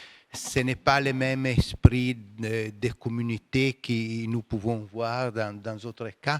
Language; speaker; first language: French; non-native, fluent; Italian